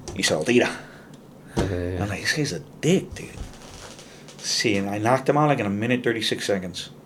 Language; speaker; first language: Spanish; early bilingual, heritage; Spanish